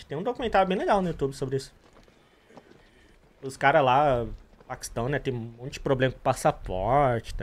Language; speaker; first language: Portuguese; native; Portuguese